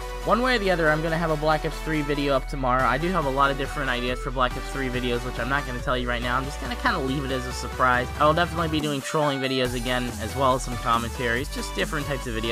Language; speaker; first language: English; native; English